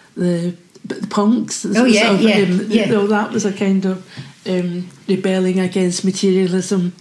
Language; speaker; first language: English; native; English